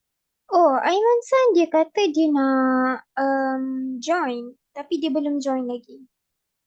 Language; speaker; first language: Malay; native; Malay